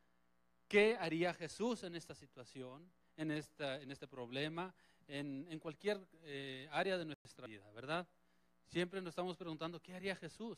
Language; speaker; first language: Spanish; native; Spanish